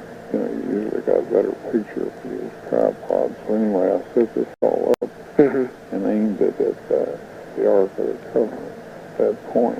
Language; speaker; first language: English; native; English